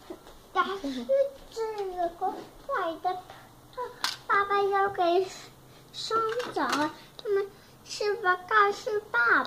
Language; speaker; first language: Chinese; early bilingual, heritage; Chinese